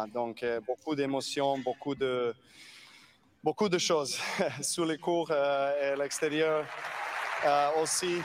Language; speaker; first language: French; non-native, learner; Serbian